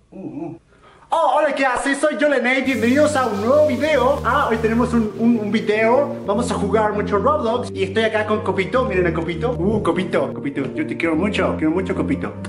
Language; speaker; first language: Spanish; non-native, learner; English